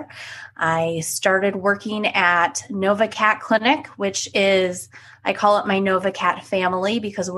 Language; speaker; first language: English; native; English